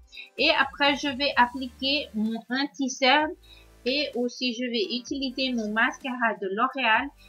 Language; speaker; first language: French; non-native, learner; Spanish